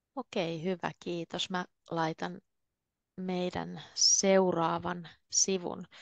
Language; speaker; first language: Finnish; native; Finnish